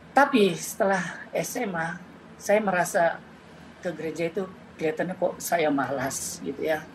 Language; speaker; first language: Indonesian; native; Indonesian